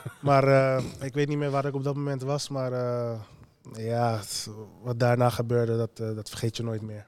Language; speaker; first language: Dutch; native; Dutch